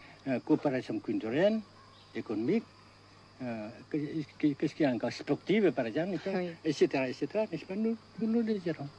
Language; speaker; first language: French; non-native, fluent; Vietnamese